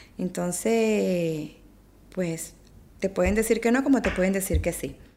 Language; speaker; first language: Spanish; native; Spanish